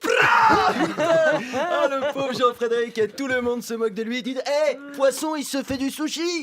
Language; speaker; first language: French; native; French